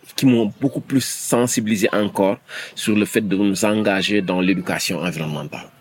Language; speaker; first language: French; non-native, local second language; Wolof